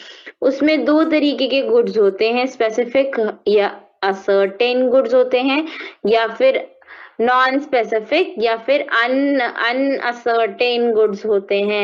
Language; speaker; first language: Hindi; native; Hindi